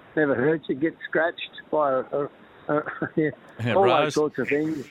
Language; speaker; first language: English; native; English